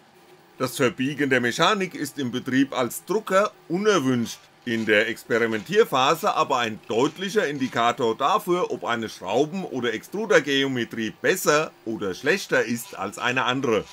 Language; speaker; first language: German; native; German